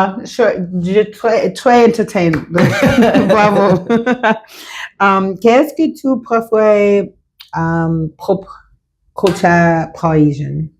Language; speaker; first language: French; non-native, learner; English